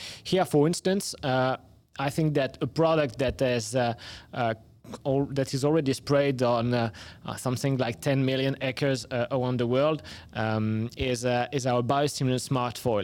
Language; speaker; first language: English; non-native, fluent; French